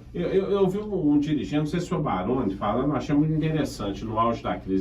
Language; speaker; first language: Portuguese; native; Portuguese